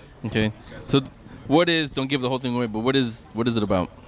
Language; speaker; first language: English; native; English